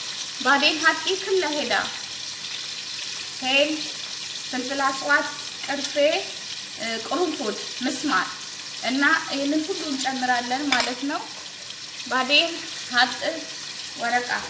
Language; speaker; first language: Arabic; non-native, learner; Amharic